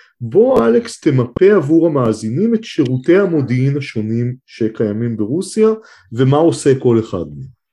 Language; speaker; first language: Hebrew; native; Hebrew